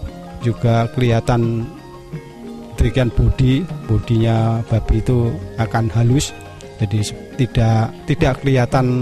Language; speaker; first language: Indonesian; non-native, local second language; Javanese